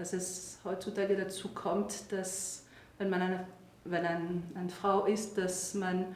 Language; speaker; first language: German; non-native, fluent; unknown